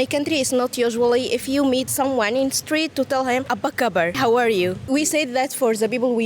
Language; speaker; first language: English; non-native, fluent; Arabic